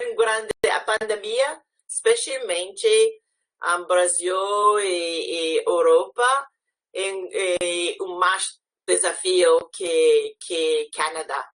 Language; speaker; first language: Portuguese; non-native, learner; French